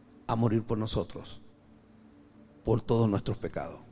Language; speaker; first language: Spanish; native; Spanish